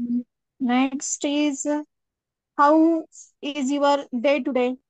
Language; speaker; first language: English; non-native, learner; Marathi